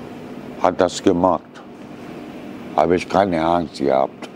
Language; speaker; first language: German; non-native, learner; Romanian